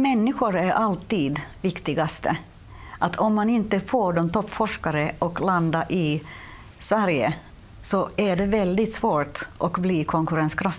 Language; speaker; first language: Swedish; non-native, local second language; Finnish